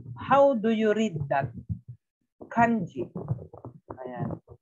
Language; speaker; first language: English; non-native, local second language; Filipino